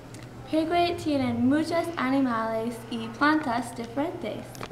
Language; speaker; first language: Spanish; non-native, learner; English